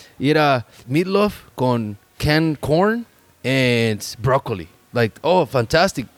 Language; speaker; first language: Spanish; early bilingual, heritage; Spanish